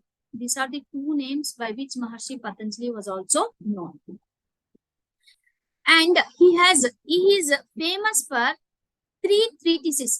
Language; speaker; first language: English; non-native, local second language; Telugu